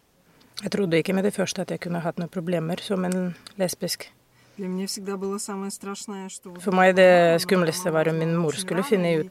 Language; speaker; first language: Norwegian; non-native, fluent; Russian